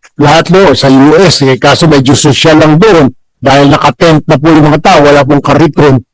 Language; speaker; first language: Filipino; native; Filipino